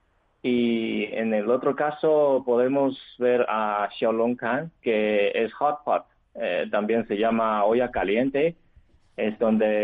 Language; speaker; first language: Spanish; non-native, fluent; Chinese